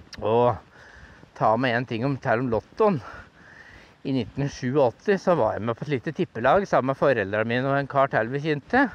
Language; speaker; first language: Norwegian; native; Norwegian